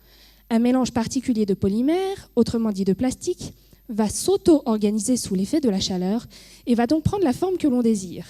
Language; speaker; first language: French; native; French